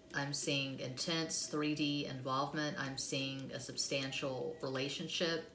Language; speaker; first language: English; native; English